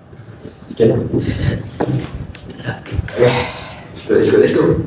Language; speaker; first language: English; non-native, learner; Malay